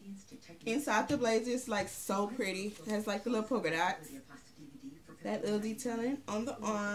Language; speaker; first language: English; native; English